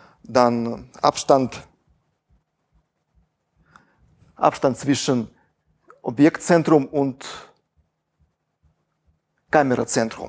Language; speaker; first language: German; non-native, fluent; Russian